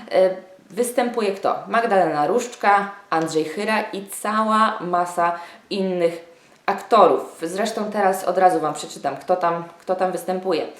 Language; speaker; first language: Polish; native; Polish